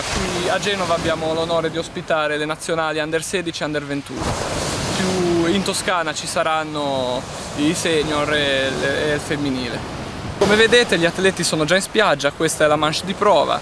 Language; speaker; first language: Italian; native; Italian